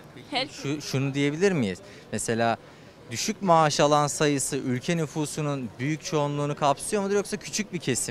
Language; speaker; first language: Turkish; native; Turkish